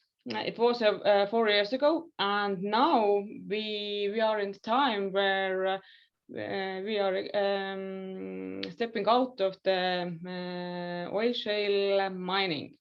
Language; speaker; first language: English; non-native, fluent; Estonian